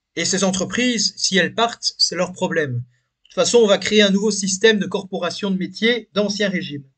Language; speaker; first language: French; native; French